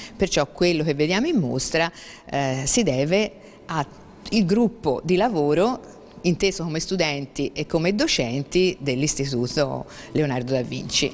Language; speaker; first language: Italian; native; Italian